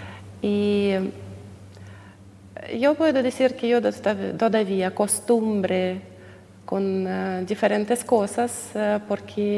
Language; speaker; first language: Spanish; non-native, learner; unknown